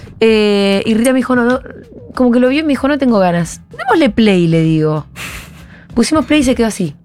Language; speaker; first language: Spanish; native; Spanish